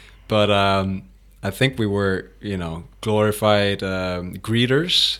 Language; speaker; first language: English; non-native, fluent; Icelandic